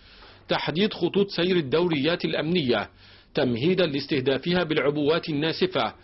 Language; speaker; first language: Arabic; native; Arabic